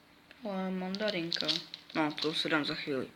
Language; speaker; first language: Czech; native; Czech